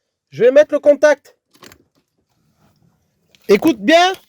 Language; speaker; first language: French; native; French